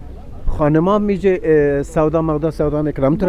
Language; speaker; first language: Persian; non-native, local second language; Uzbek